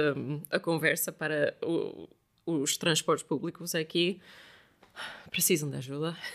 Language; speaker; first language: Portuguese; non-native, fluent; English